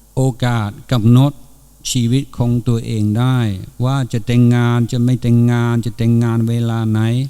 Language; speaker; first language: Thai; non-native, fluent; English